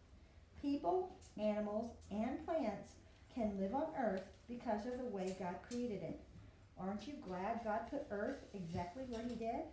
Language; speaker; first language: English; native; English